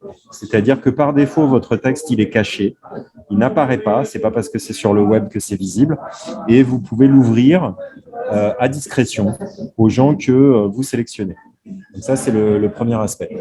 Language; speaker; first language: French; native; French